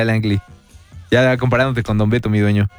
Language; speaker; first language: Spanish; native; Spanish